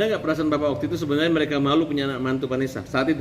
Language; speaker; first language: Indonesian; native; Indonesian